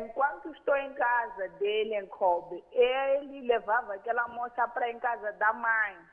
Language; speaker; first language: Portuguese; non-native, local second language; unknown